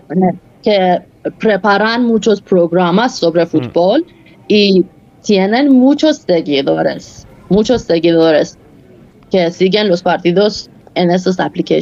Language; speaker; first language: Spanish; non-native, fluent; Persian